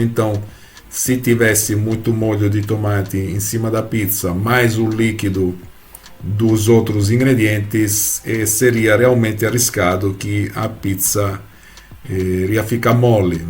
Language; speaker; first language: Portuguese; non-native, fluent; Italian